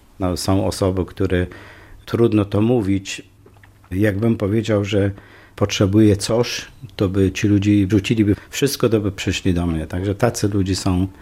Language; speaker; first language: Polish; non-native, fluent; Kurdish